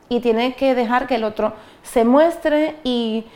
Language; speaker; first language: Spanish; native; Spanish